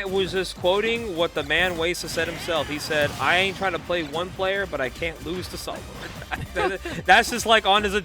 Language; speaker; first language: English; native; English